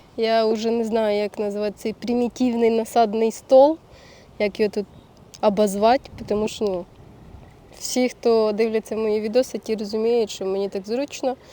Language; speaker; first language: Ukrainian; native; Ukrainian